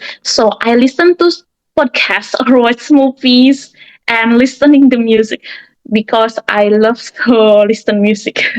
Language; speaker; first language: English; non-native, learner; Indonesian